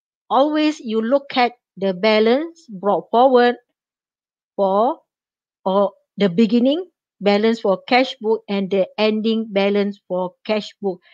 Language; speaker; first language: English; non-native, local second language; Malay